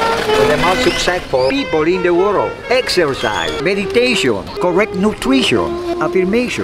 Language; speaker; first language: English; non-native, learner; Spanish